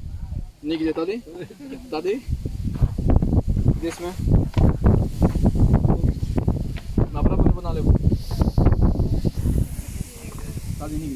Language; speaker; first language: Czech; non-native, learner; Arabic